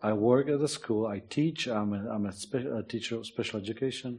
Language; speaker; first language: English; non-native, fluent; Czech